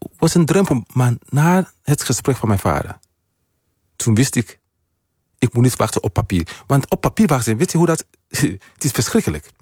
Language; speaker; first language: Dutch; non-native, fluent; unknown